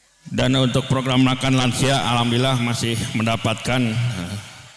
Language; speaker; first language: Indonesian; native; Indonesian